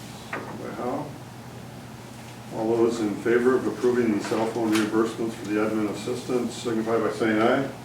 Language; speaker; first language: English; native; English